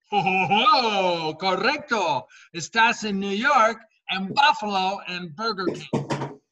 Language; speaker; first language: Spanish; non-native, fluent; English